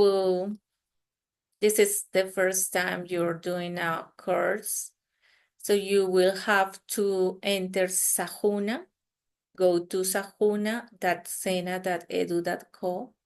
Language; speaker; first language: English; non-native, fluent; Spanish